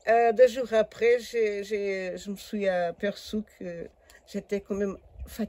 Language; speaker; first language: French; non-native, learner; Portuguese